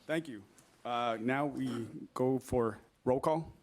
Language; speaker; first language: English; native; English